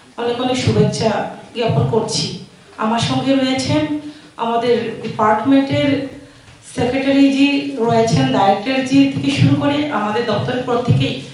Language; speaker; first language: Bangla; non-native, local second language; Chakma